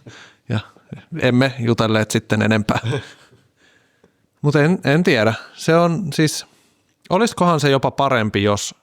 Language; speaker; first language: Finnish; native; Finnish